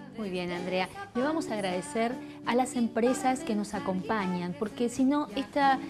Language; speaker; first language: Spanish; native; Spanish